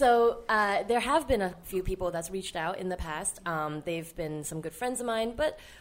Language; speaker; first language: English; non-native, local second language; Cantonese